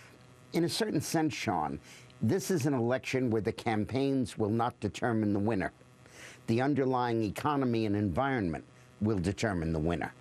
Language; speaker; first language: English; native; English